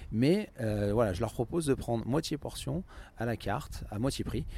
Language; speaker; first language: French; native; French